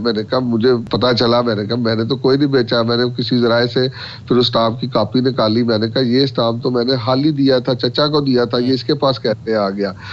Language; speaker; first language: Urdu; non-native, local second language; Punjabi